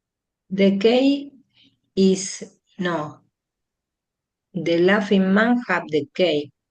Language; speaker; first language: English; non-native, learner; Spanish